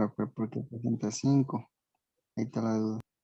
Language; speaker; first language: Spanish; native; Spanish